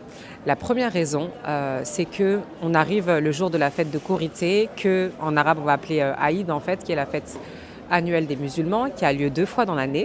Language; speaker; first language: French; native; French